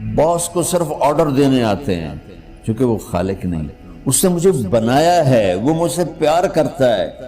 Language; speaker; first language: Urdu; non-native, local second language; Punjabi